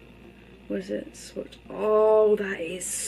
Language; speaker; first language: English; native; English